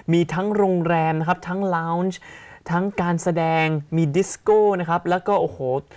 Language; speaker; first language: Thai; native; Thai